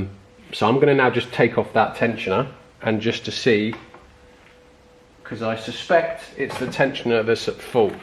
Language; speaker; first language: English; native; English